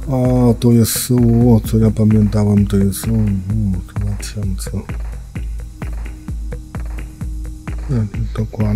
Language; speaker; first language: Polish; non-native, learner; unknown